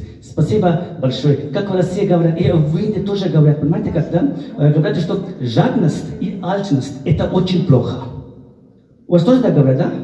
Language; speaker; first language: Russian; non-native, fluent; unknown